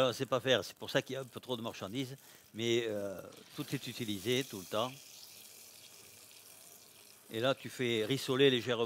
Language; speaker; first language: French; native; French